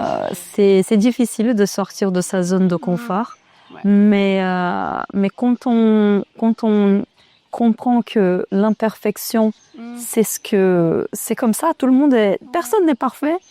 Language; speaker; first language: French; non-native, fluent; Portuguese